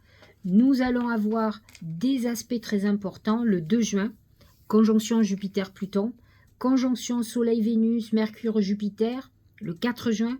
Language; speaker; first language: French; native; French